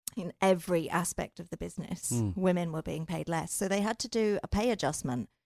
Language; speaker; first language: English; native; English